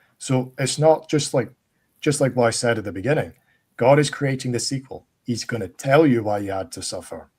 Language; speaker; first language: English; native; English